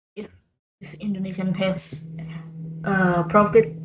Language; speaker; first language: English; non-native, learner; Indonesian